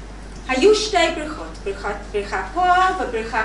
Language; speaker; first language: Hebrew; non-native, learner; English